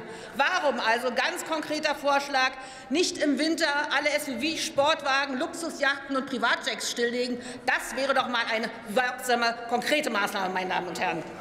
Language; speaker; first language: German; native; German